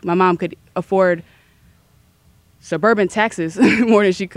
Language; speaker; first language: English; native; English